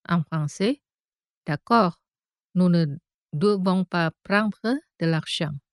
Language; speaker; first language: French; non-native, fluent; Indonesian